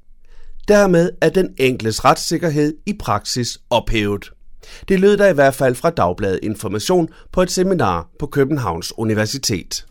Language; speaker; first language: Danish; native; Danish